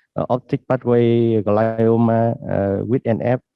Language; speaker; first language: English; non-native, learner; Vietnamese